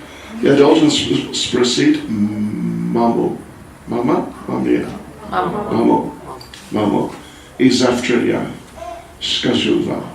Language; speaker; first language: Russian; non-native, learner; English